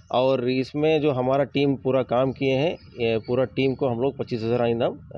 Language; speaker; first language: Hindi; native; Hindi